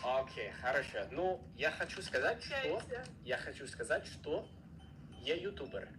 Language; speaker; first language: Russian; non-native, learner; English